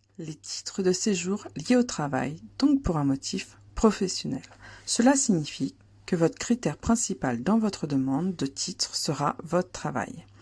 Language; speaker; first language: French; native; French